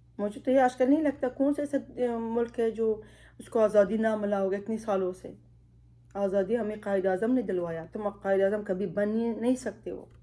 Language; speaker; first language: Urdu; non-native, fluent; Pashto